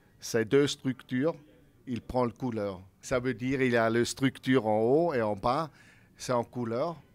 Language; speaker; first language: French; non-native, learner; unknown